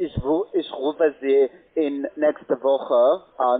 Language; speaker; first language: German; non-native, learner; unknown